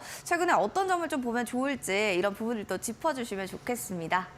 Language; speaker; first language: Korean; native; Korean